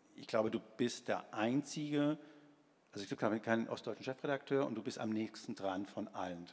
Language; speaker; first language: German; early bilingual, other home language; Spanish